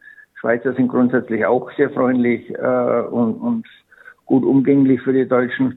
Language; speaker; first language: German; native; German